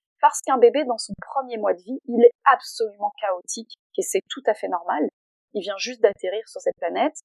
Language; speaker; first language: French; native; French